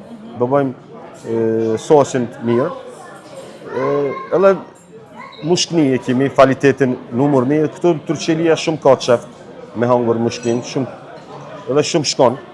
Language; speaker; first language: Albanian; early bilingual, heritage; Albanian